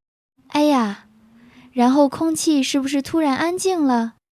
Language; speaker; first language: Chinese; native; Chinese